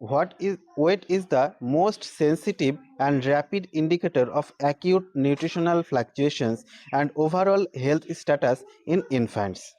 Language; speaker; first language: English; non-native, local second language; Bangla